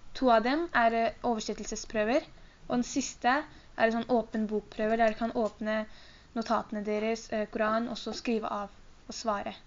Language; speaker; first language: Norwegian; early bilingual, other home language; Urdu